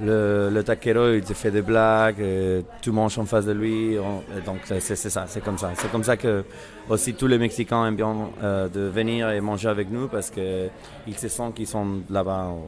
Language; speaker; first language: French; non-native, fluent; Spanish